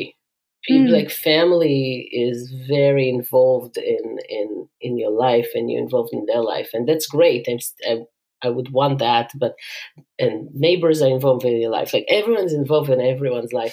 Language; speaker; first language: English; non-native, fluent; Hebrew